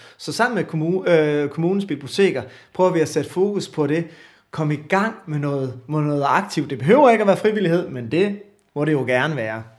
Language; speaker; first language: Danish; native; Danish